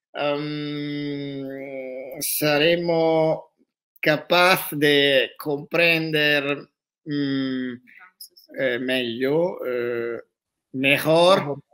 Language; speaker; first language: Spanish; non-native, learner; Italian